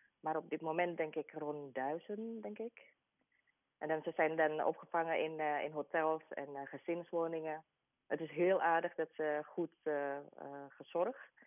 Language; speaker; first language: Dutch; non-native, learner; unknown